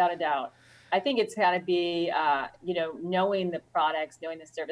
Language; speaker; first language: English; native; English